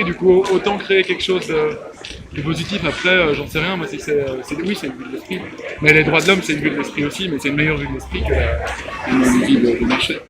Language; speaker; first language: French; native; French